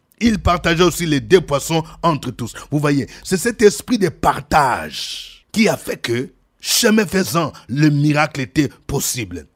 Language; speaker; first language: French; non-native, local second language; Lingala